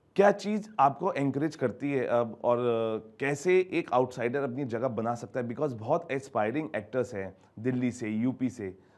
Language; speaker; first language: Hindi; native; Hindi